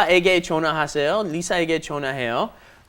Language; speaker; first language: Korean; non-native, fluent; English